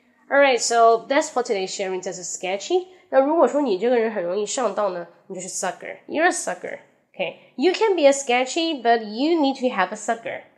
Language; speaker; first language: English; non-native, fluent; Chinese